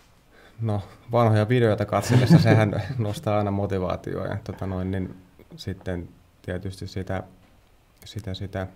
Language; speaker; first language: Finnish; native; Finnish